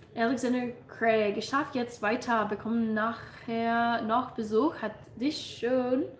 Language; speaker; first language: German; non-native, learner; English